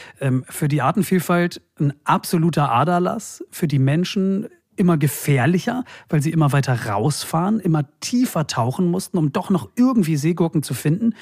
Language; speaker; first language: German; native; German